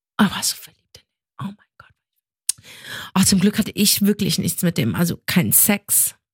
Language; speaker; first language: German; early bilingual, other home language; Arabic